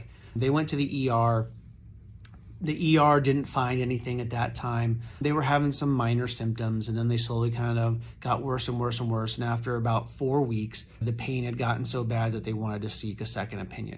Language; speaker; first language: English; native; English